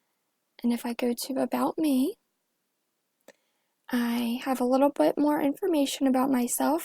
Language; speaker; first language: English; native; English